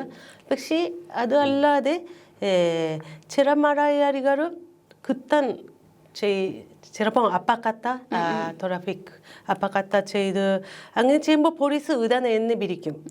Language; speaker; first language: Malayalam; non-native, learner; Japanese